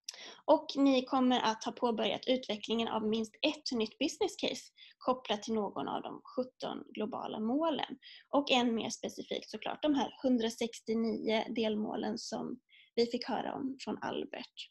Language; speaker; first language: Swedish; native; Swedish